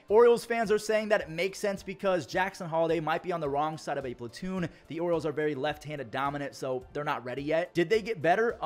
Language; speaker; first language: English; native; English